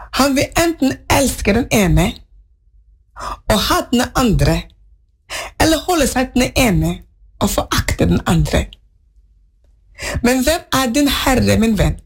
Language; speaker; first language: Norwegian; non-native, fluent; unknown